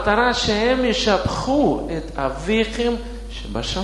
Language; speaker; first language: Hebrew; non-native, fluent; Russian